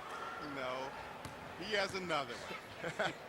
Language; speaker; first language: English; native; English